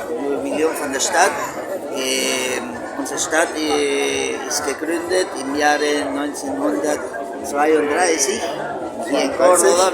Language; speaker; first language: German; early bilingual, heritage; Spanish